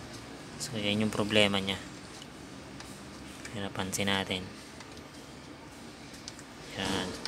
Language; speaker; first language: Filipino; native; Filipino